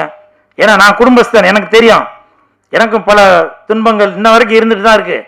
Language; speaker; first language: Tamil; native; Tamil